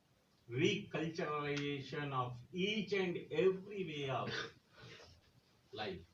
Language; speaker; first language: English; non-native, local second language; Telugu